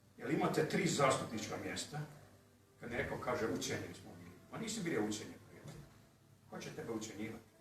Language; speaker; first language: Bosnian; early bilingual, heritage; Croatian